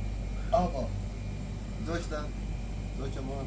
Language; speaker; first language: German; non-native, learner; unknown